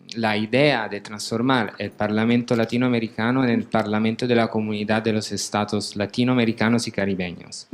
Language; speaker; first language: Spanish; non-native, fluent; Italian